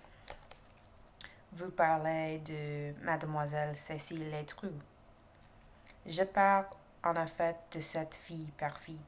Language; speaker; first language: French; non-native, learner; English